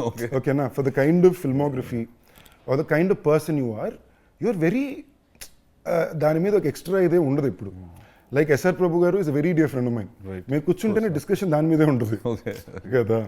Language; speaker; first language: Telugu; native; Telugu